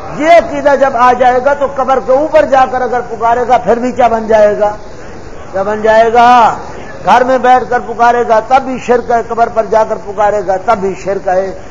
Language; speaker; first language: Urdu; non-native, local second language; Punjabi